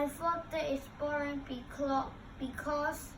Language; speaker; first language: English; non-native, local second language; Cantonese